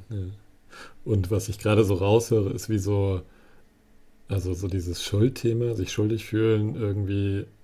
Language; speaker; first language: German; native; German